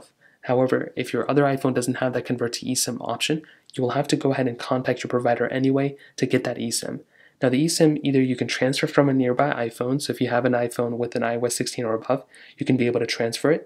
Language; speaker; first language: English; native; English